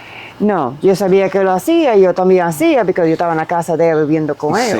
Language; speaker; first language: Spanish; early bilingual, heritage; Spanish